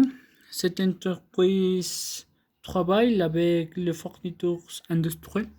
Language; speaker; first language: French; non-native, learner; Spanish